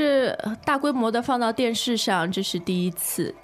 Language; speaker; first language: Chinese; native; Chinese